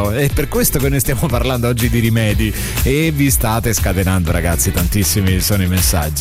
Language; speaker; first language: Italian; native; Italian